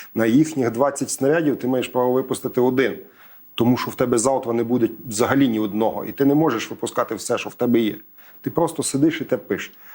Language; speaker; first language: Ukrainian; native; Ukrainian